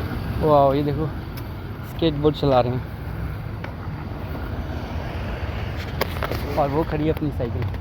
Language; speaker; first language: Hindi; native; Hindi